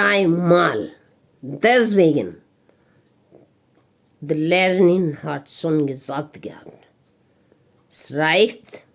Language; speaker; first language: German; non-native, learner; Hindi